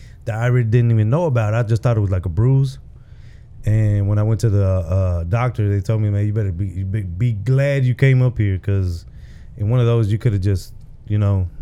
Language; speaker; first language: English; early bilingual, other home language; Spanish